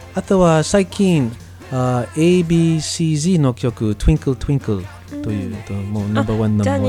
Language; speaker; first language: Japanese; non-native, learner; English